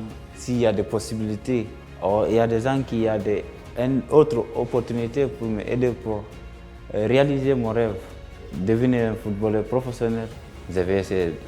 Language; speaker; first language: French; non-native, learner; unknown